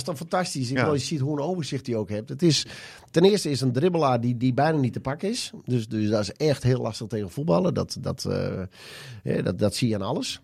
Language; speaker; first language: Dutch; native; Dutch